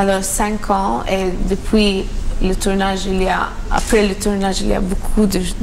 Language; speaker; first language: French; non-native, learner; Maltese